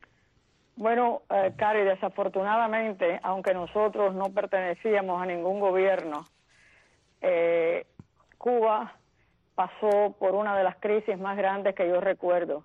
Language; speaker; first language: Spanish; native; Spanish